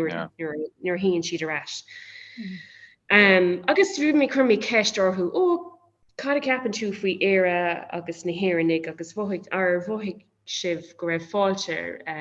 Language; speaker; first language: Irish; non-native, local second language; English